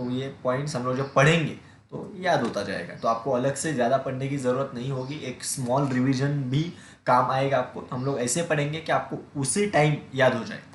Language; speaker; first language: Hindi; non-native, local second language; Marathi